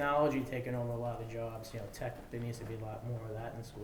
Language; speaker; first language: English; native; English